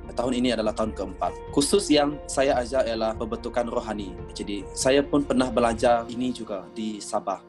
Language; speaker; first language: Malay; non-native, local second language; Iban